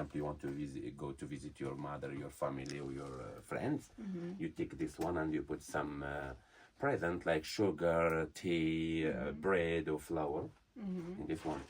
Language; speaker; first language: English; non-native, learner; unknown